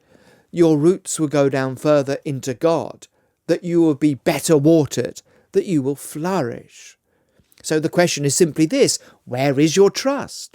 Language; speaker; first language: English; native; English